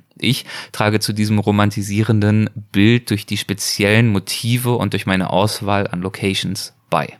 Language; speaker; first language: German; native; German